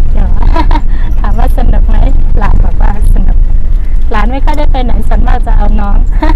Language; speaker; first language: Thai; non-native, local second language; Shan